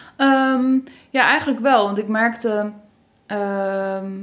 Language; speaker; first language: Dutch; native; Dutch